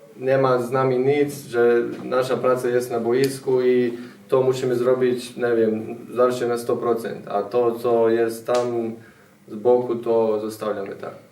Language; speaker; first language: Polish; non-native, fluent; Bosnian